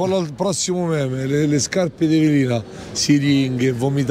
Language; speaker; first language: Italian; native; Italian